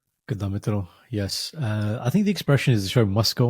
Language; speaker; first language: English; early bilingual, other home language; Punjabi